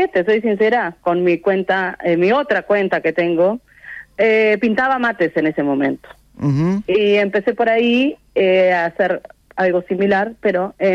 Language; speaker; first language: Spanish; native; Spanish